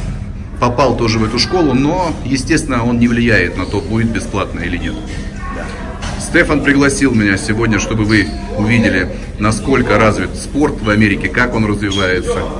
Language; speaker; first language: Russian; native; Russian